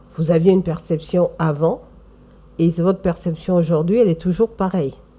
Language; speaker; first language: French; non-native, local second language; Bambara